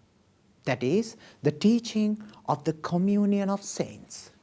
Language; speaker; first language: English; non-native, local second language; Sinhala